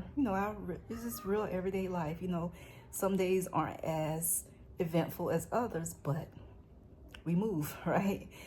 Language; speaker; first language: English; native; English